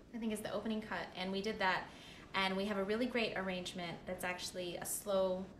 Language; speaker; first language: English; native; English